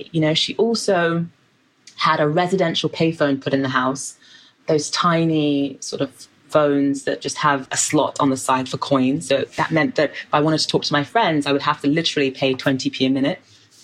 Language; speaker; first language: English; native; English